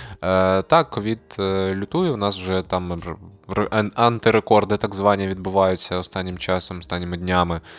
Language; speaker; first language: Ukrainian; non-native, local second language; Russian